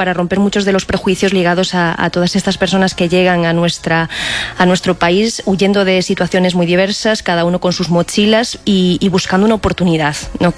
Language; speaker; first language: Spanish; native; Spanish